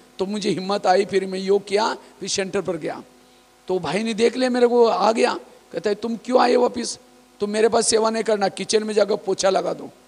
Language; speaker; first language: Hindi; non-native, local second language; Marathi